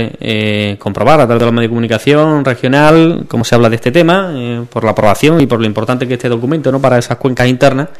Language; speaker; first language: Spanish; native; Spanish